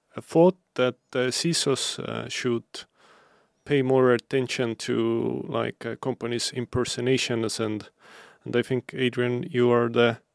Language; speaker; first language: English; non-native, fluent; Estonian